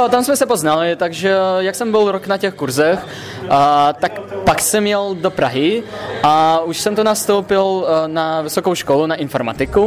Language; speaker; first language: Czech; non-native, fluent; Russian